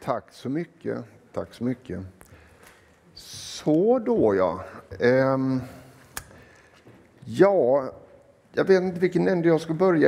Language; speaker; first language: Swedish; native; Swedish